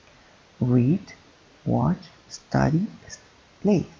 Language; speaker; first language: English; non-native, fluent; Spanish